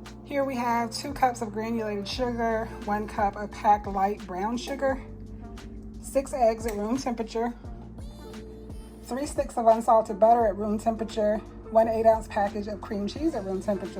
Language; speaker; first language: English; native; English